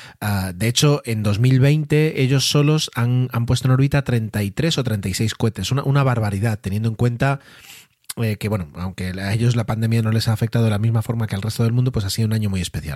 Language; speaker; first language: Spanish; native; Spanish